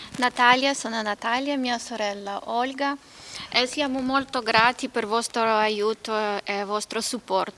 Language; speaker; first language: Italian; non-native, learner; Ukrainian